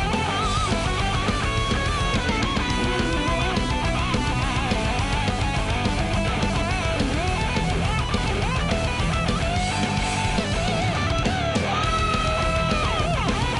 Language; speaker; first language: English; native; English